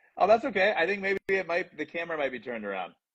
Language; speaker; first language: English; native; English